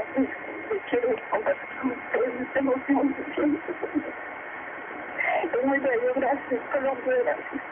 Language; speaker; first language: Spanish; native; Spanish